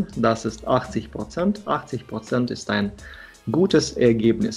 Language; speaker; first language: German; non-native, fluent; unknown